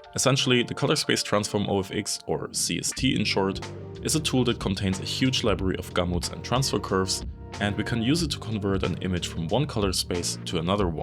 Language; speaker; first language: English; non-native, fluent; German